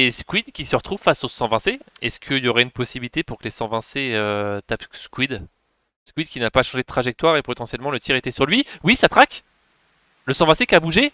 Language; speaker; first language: French; native; French